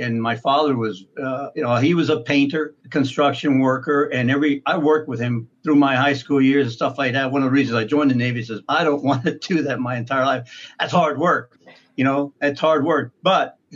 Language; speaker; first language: English; native; English